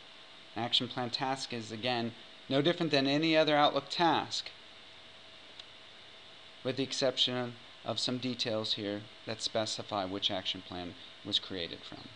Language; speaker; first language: English; native; English